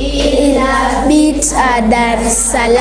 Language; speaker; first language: French; non-native, learner; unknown